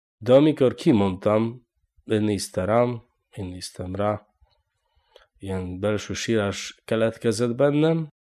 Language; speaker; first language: Hungarian; non-native, learner; Polish